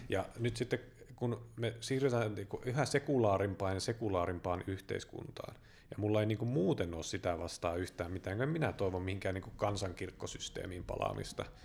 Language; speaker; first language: Finnish; native; Finnish